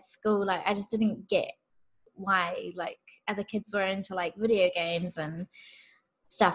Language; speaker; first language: English; native; English